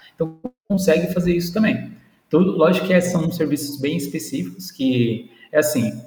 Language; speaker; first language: Portuguese; native; Portuguese